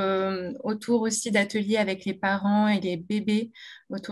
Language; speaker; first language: French; native; French